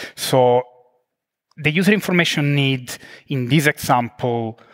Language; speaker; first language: English; non-native, fluent; Italian